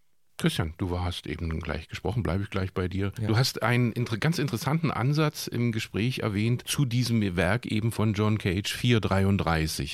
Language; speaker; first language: German; native; German